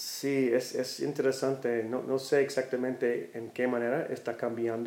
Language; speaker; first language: Spanish; non-native, fluent; English